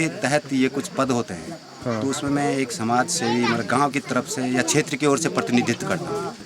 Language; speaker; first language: Hindi; native; Hindi